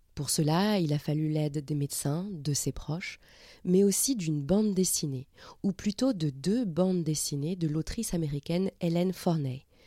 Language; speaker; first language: French; native; French